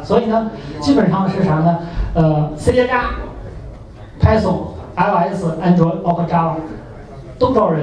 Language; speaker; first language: Chinese; native; Chinese